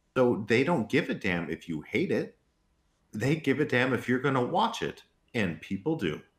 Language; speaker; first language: English; native; English